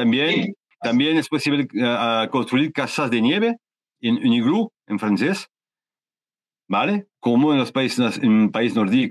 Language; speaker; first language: Spanish; non-native, learner; French